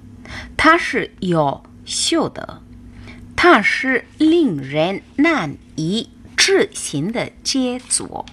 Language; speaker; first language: Chinese; non-native, fluent; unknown